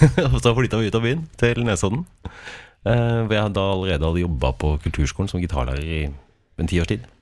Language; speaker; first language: Norwegian; native; Norwegian